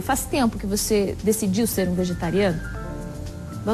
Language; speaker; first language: Portuguese; native; Portuguese